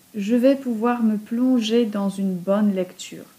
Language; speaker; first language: French; non-native, fluent; Polish